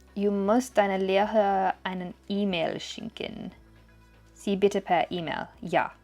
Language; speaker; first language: German; non-native, learner; English